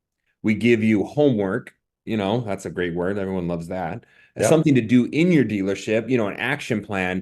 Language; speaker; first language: English; native; English